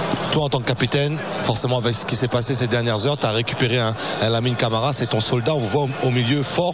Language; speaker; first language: French; native; French